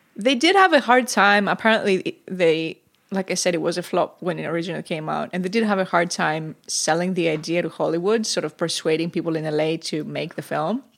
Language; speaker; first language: English; non-native, fluent; Greek